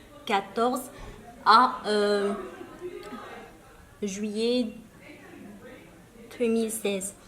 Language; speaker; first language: French; early bilingual, other home language; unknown